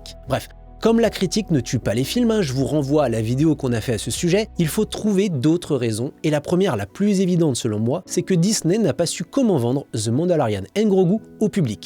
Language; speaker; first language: French; native; French